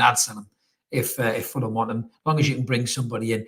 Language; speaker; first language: English; native; English